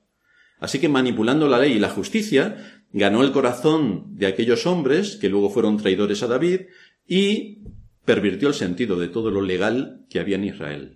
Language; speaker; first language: Spanish; native; Spanish